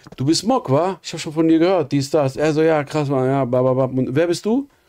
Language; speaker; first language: German; native; German